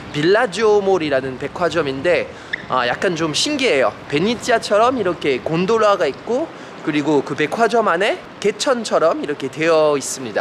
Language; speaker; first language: Korean; non-native, fluent; French